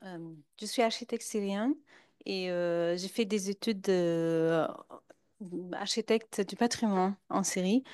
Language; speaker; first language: French; non-native, fluent; Arabic